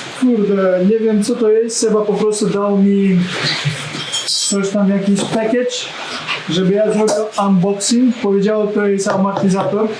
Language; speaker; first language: Polish; non-native, learner; Russian